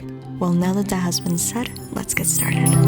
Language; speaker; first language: English; native; English